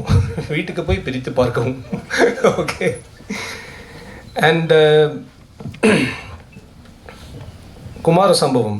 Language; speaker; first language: Tamil; native; Tamil